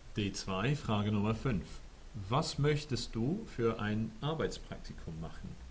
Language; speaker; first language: German; non-native, fluent; English